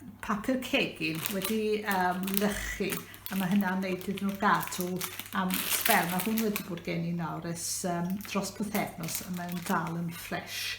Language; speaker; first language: Welsh; native; Welsh